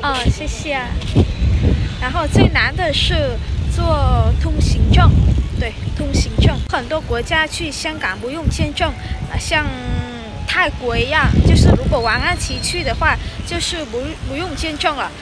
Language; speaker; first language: Chinese; non-native, fluent; Vietnamese